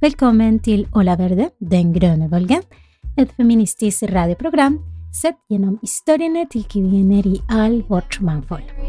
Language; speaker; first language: Norwegian; non-native, fluent; Spanish